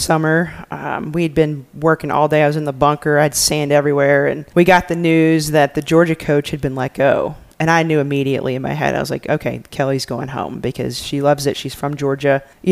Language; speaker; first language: English; native; English